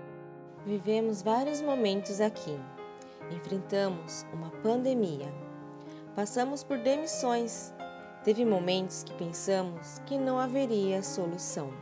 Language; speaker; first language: Portuguese; native; Portuguese